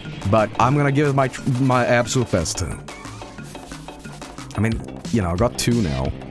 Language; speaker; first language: English; non-native, fluent; Swedish